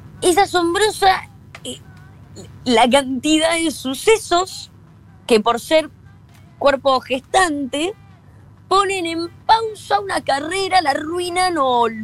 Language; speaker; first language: Spanish; native; Spanish